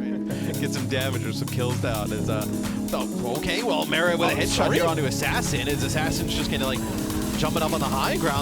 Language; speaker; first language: English; native; English